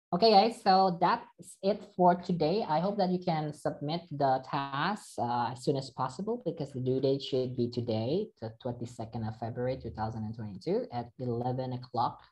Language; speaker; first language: English; non-native, fluent; Indonesian